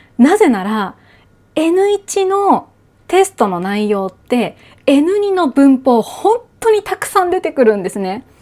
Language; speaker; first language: Japanese; native; Japanese